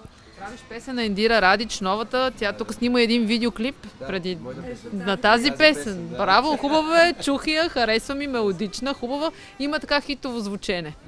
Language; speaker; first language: Bulgarian; native; Bulgarian